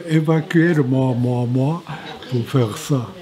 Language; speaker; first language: French; non-native, fluent; Japanese